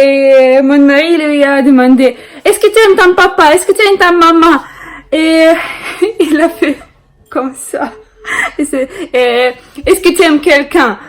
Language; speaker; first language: French; non-native, learner; Russian